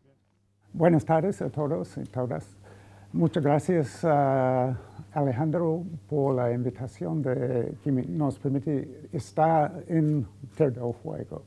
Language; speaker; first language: Spanish; non-native, fluent; English